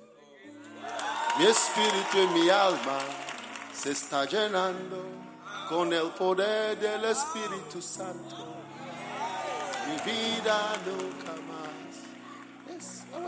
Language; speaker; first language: English; non-native, local second language; Akan